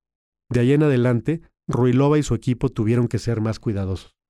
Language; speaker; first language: Spanish; native; Spanish